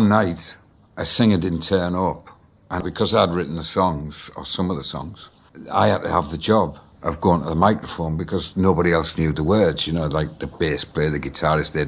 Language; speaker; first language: English; native; English